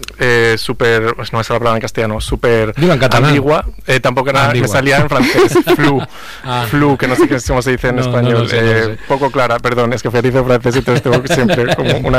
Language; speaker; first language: Spanish; native; Spanish